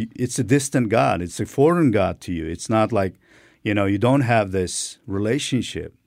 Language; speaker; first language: English; non-native, fluent; Turkmen